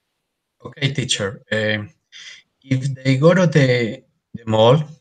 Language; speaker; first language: English; non-native, learner; Spanish